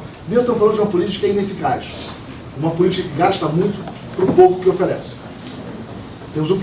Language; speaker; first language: Portuguese; native; Portuguese